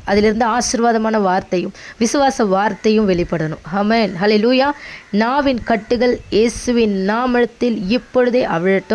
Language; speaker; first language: Tamil; native; Tamil